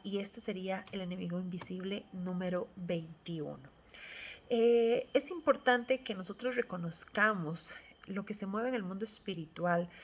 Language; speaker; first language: Spanish; native; Spanish